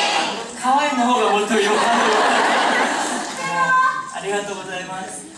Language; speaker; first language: Japanese; non-native, fluent; Korean